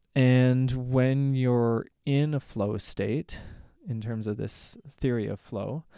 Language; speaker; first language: English; native; English